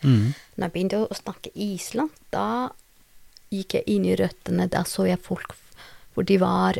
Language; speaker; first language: Norwegian; non-native, learner; Albanian